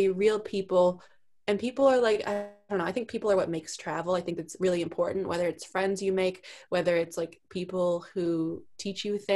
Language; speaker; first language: English; native; English